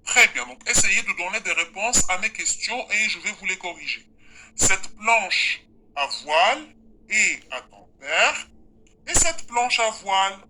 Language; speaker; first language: French; non-native, local second language; Arabic